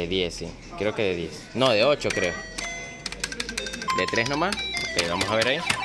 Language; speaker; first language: Spanish; native; Spanish